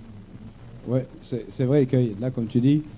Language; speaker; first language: French; native; French